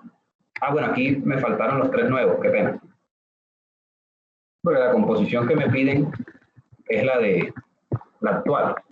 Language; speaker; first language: Spanish; native; Spanish